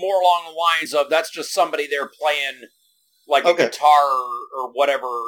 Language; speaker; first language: English; native; English